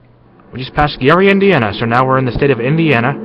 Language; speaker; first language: English; native; English